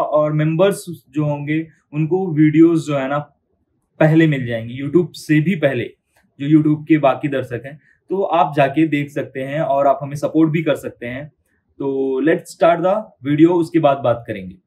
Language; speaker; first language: Hindi; native; Hindi